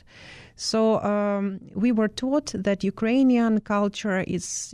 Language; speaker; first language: English; non-native, fluent; Ukrainian